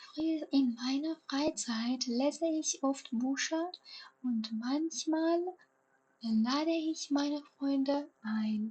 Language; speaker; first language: German; non-native, fluent; Persian